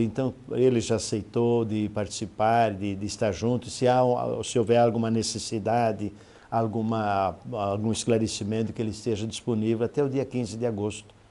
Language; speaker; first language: Portuguese; native; Portuguese